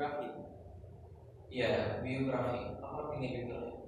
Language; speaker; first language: Indonesian; non-native, learner; Arabic